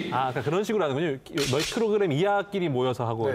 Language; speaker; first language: Korean; native; Korean